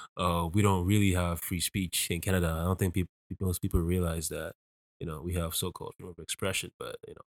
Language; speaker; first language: English; early bilingual, other home language; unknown